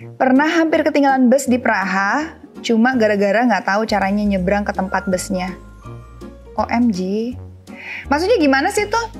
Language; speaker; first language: Indonesian; native; Indonesian